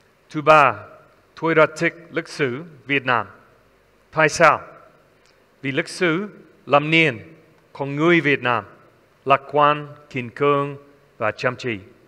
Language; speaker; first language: Vietnamese; non-native, learner; English